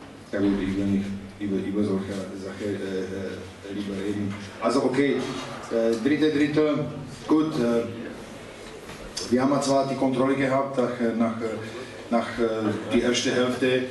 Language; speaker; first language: German; non-native, learner; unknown